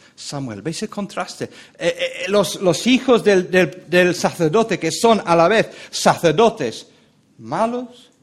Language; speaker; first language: Spanish; non-native, fluent; English